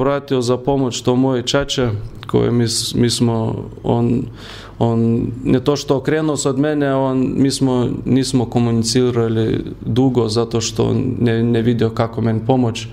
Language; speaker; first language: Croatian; non-native, learner; Lithuanian